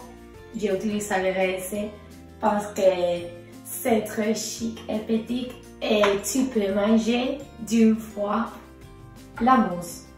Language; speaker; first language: French; non-native, learner; Spanish